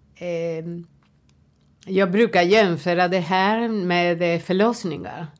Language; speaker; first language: Swedish; non-native, fluent; Spanish